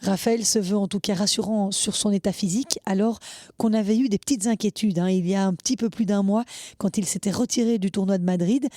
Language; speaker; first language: French; native; French